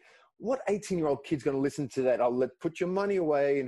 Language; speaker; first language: English; non-native, local second language; Greek